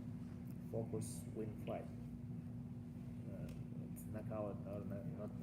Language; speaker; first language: English; non-native, learner; Russian